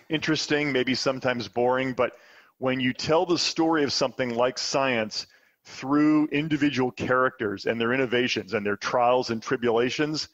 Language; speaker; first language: English; native; English